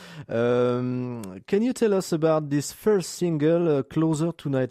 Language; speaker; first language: English; non-native, learner; French